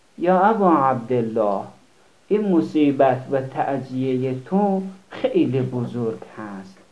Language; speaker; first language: Persian; native; Persian